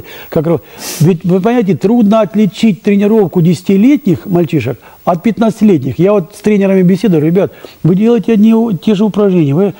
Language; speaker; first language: Russian; native; Russian